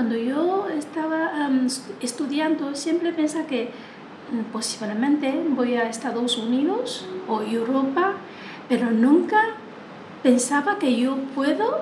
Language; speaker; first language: Spanish; non-native, learner; Chinese